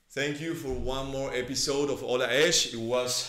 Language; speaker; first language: English; non-native, fluent; Spanish